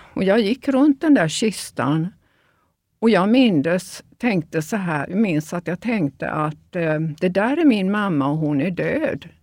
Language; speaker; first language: Swedish; early bilingual, other home language; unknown